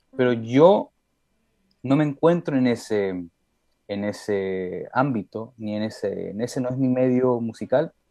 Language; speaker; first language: Spanish; early bilingual, heritage; Spanish